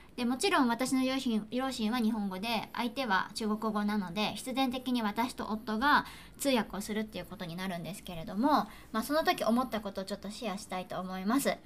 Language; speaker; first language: Japanese; native; Japanese